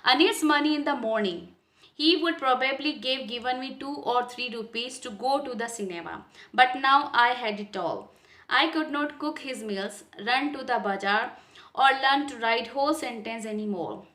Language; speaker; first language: English; non-native, local second language; Hindi